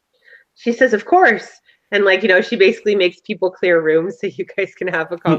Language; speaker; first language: English; native; English